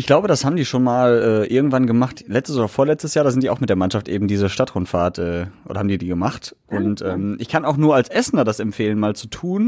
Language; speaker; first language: German; native; German